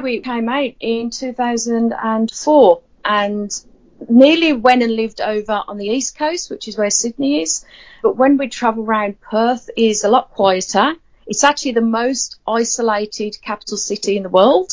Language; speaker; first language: English; native; English